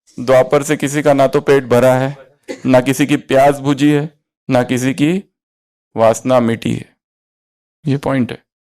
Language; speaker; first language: Hindi; native; Hindi